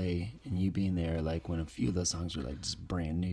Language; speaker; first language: English; native; English